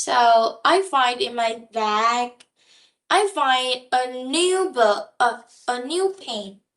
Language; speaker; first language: English; non-native, learner; Vietnamese